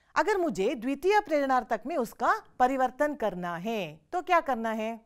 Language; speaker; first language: Hindi; non-native, local second language; Kannada